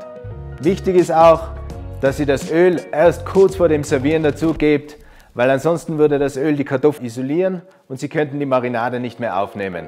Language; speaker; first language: German; native; German